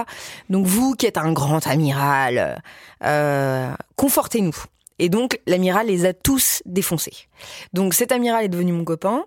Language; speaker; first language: French; native; French